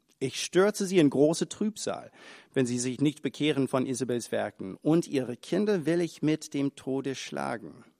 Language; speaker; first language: German; non-native, fluent; English